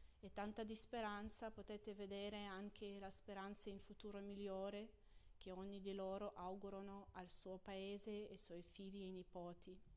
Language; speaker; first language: Italian; non-native, fluent; Ukrainian